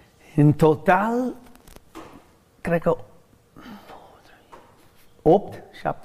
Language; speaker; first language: Romanian; non-native, learner; English